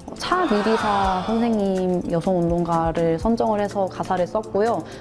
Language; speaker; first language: Korean; native; Korean